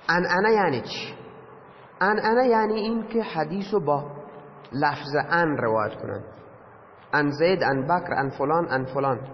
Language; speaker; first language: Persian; non-native, local second language; Baluchi